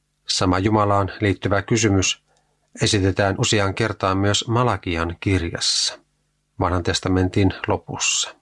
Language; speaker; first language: Finnish; native; Finnish